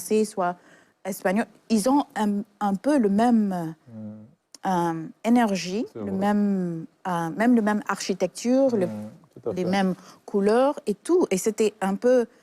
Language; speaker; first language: French; non-native, fluent; English